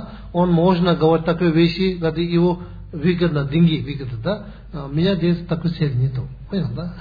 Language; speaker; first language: Russian; non-native, learner; Tibetan